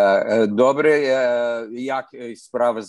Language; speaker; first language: Ukrainian; early bilingual, heritage; Ukrainian